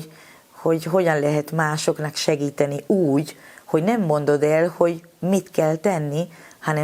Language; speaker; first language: Hungarian; non-native, fluent; Spanish